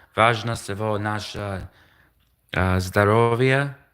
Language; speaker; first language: Russian; non-native, learner; English